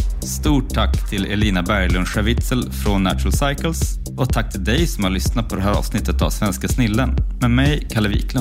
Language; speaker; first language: Swedish; native; Swedish